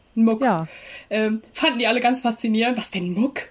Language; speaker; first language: German; native; German